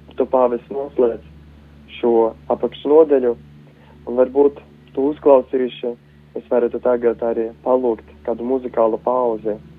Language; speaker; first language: Latvian; native; Latvian